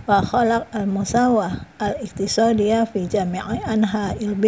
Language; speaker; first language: Arabic; non-native, fluent; Indonesian